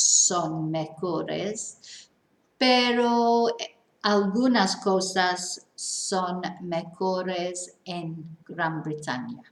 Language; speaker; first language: Spanish; non-native, fluent; English